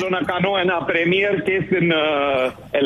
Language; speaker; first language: Greek; non-native, fluent; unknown